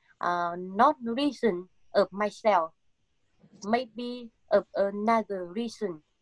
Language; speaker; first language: English; non-native, learner; Vietnamese